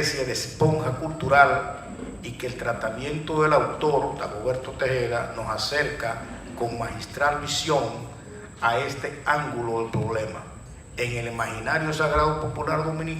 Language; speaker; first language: Spanish; native; Spanish